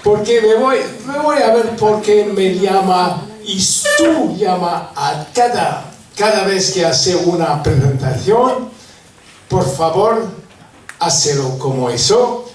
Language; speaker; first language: Spanish; non-native, learner; French